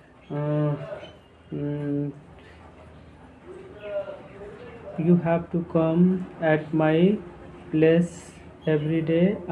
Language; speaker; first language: English; non-native, learner; Hindi